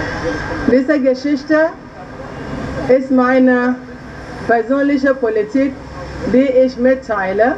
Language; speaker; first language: German; non-native, learner; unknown